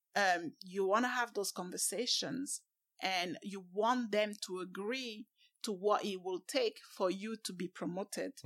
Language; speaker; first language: English; non-native, local second language; French